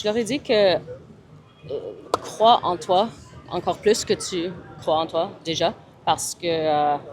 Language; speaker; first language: French; early bilingual, other home language; English